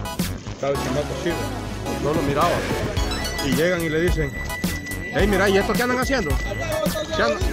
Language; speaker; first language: Spanish; native; Spanish